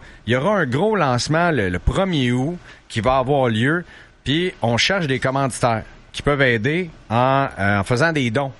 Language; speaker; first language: French; native; French